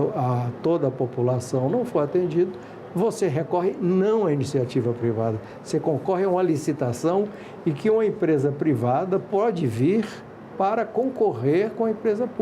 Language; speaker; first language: Portuguese; native; Portuguese